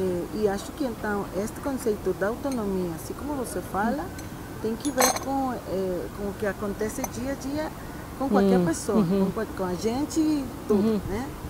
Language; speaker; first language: Portuguese; non-native, fluent; Spanish